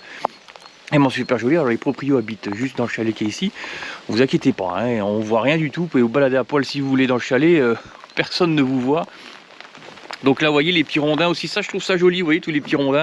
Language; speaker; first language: French; native; French